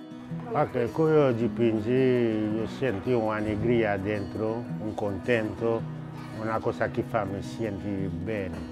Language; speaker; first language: Italian; non-native, learner; Haitian Creole